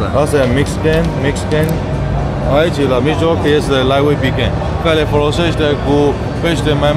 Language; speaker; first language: Romanian; non-native, learner; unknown